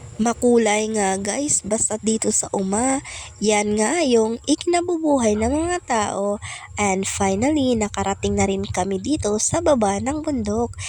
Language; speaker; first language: Filipino; non-native, local second language; Hiligaynon